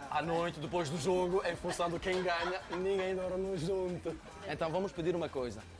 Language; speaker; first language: Portuguese; early bilingual, heritage; French